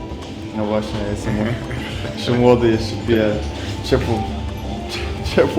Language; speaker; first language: Polish; non-native, learner; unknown